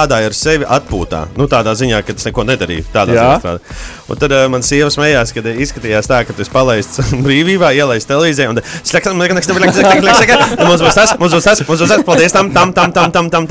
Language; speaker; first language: Latvian; native; Latvian